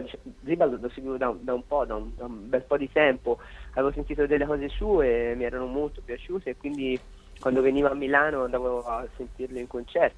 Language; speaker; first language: Italian; native; Italian